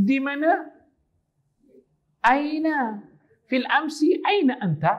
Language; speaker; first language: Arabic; non-native, fluent; Malay